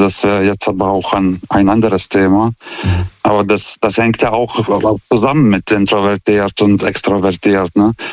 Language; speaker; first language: German; non-native, fluent; Lithuanian